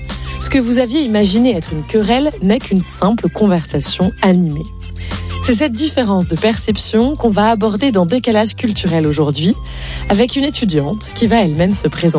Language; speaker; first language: French; native; French